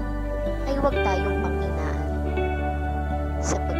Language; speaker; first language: Filipino; native; Filipino